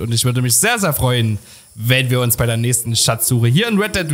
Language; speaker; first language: German; native; German